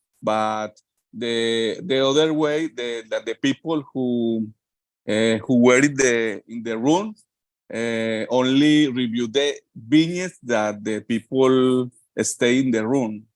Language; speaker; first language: English; non-native, learner; Spanish